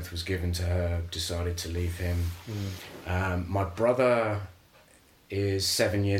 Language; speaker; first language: English; native; English